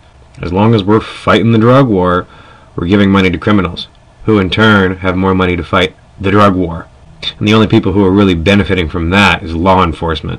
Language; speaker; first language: English; native; English